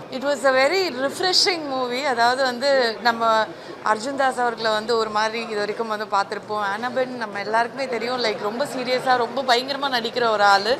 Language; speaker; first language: Tamil; native; Tamil